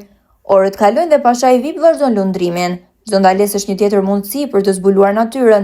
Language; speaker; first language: Albanian; native; Albanian